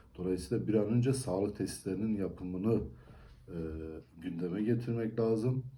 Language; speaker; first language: Turkish; native; Turkish